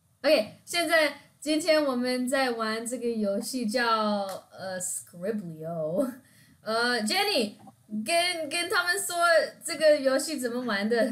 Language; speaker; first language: Chinese; early bilingual, heritage; Chinese